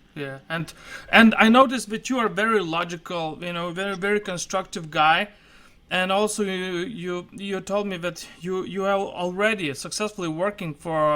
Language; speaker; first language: English; non-native, fluent; Lithuanian